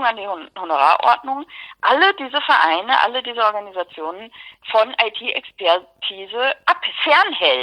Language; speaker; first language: German; native; German